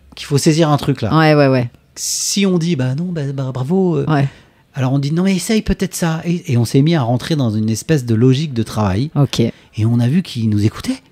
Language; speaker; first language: French; native; French